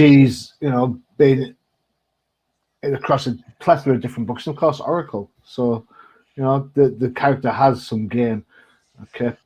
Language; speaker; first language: English; native; English